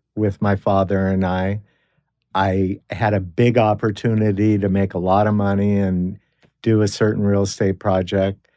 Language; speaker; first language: English; native; English